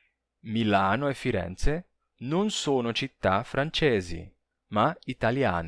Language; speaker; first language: Italian; non-native, fluent; Portuguese